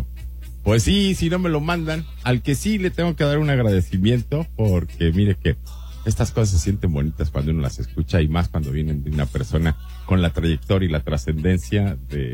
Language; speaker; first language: Spanish; native; Spanish